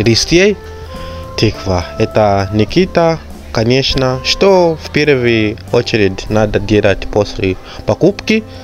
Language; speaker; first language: Russian; non-native, learner; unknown